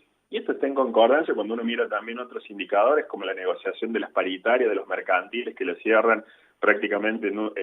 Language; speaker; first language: Spanish; native; Spanish